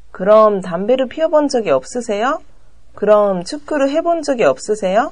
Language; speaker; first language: Korean; non-native, learner; Japanese